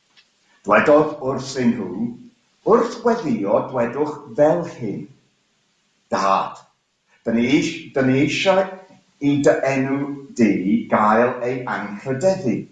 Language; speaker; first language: Welsh; non-native, fluent; English